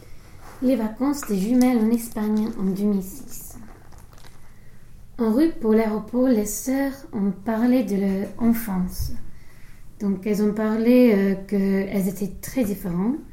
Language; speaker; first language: French; non-native, learner; English